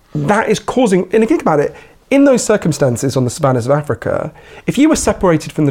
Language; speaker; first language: English; native; English